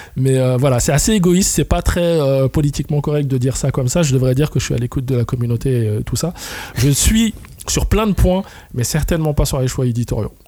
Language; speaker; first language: French; native; French